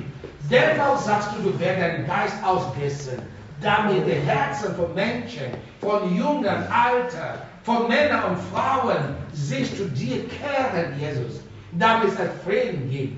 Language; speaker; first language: German; non-native, fluent; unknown